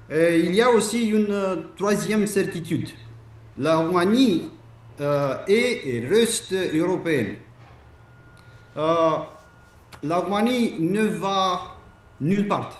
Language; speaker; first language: French; non-native, fluent; Romanian